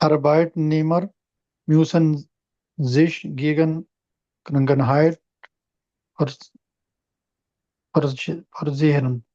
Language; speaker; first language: German; non-native, learner; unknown